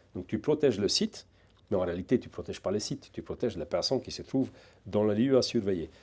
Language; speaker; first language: French; non-native, fluent; Hungarian